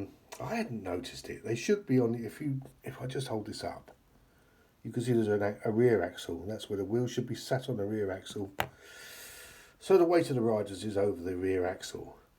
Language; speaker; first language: English; native; English